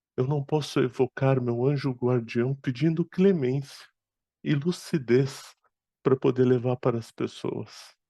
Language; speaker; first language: Portuguese; non-native, fluent; Arabic